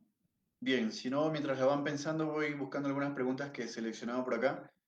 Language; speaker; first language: Spanish; native; Spanish